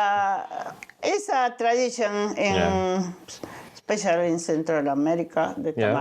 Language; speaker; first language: English; non-native, learner; Spanish